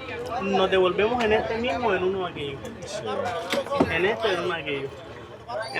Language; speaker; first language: Spanish; native; Spanish